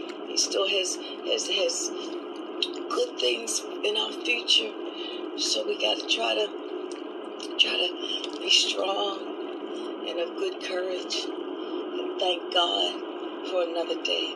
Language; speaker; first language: English; native; English